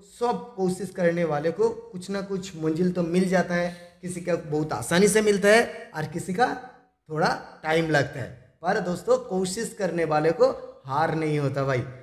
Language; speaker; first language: Hindi; non-native, local second language; Bangla